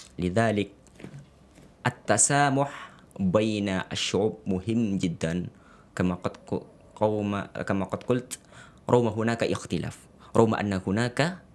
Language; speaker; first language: Arabic; non-native, fluent; Indonesian